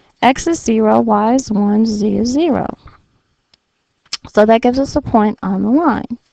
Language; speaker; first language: English; native; English